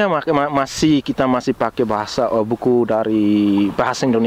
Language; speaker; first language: Indonesian; non-native, local second language; Tetum